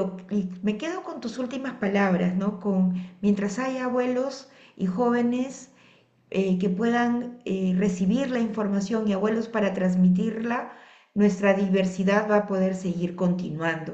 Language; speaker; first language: Spanish; native; Spanish